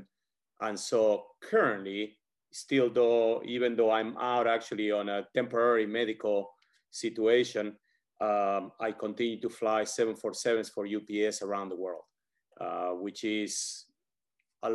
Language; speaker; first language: English; non-native, fluent; Spanish